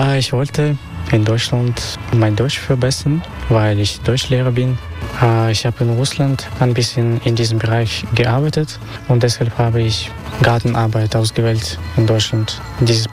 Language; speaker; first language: German; non-native, fluent; Russian